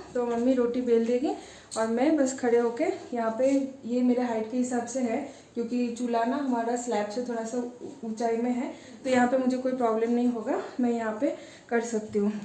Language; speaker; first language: Hindi; non-native, local second language; Bangla